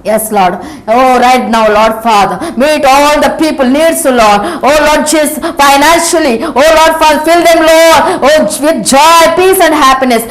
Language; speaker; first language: English; non-native, local second language; Telugu